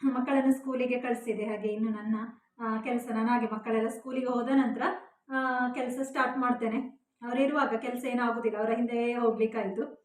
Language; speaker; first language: Kannada; non-native, local second language; Tulu